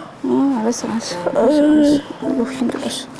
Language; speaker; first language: Korean; non-native, learner; Chinese